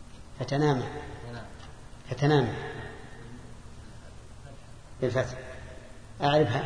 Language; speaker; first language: Arabic; native; Arabic